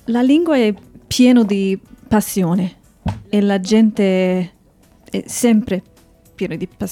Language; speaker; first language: Italian; non-native, fluent; English